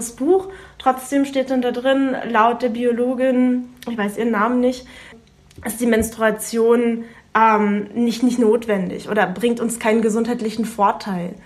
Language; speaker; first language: German; native; German